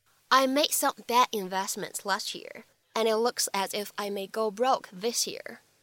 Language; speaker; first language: English; non-native, fluent; Chinese